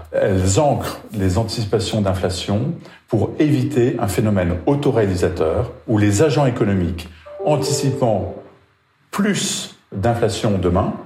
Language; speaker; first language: French; native; French